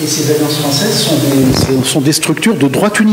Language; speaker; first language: French; non-native, local second language; Arabic